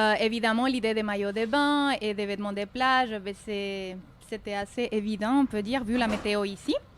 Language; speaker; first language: French; non-native, fluent; Spanish